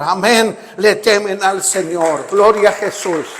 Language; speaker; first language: Spanish; native; Spanish